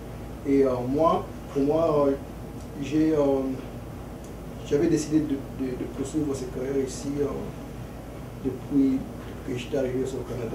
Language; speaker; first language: French; early bilingual, other home language; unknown